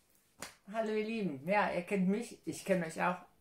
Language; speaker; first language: German; native; German